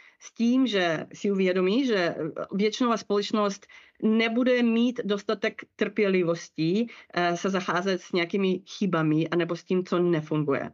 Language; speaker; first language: Czech; non-native, fluent; Russian